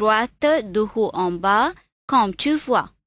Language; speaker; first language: French; non-native, fluent; Arabic